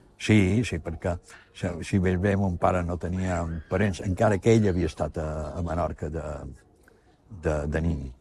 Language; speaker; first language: Catalan; native; Catalan